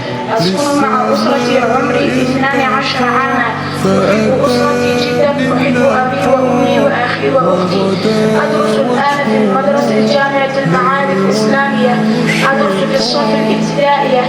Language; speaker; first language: Arabic; non-native, learner; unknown